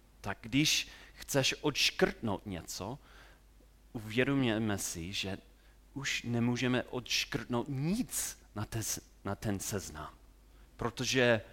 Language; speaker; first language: Czech; non-native, fluent; English